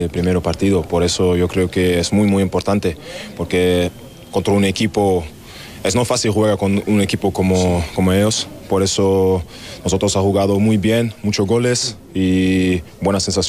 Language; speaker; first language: Spanish; non-native, learner; German